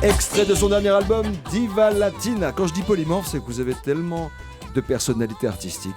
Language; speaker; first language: French; early bilingual, other home language; Greek